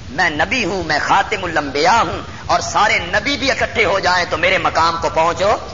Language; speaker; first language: Urdu; non-native, local second language; Punjabi